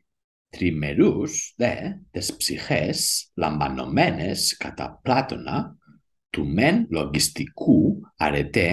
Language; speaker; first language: Greek; non-native, learner; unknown